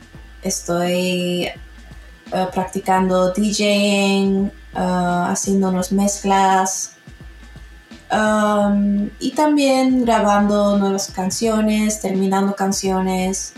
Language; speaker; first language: Spanish; early bilingual, heritage; Spanish